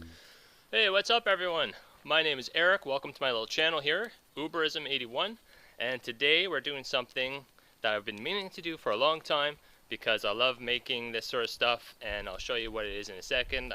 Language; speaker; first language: English; native; English